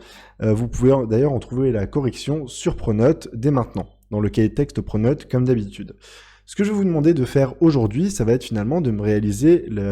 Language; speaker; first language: French; native; French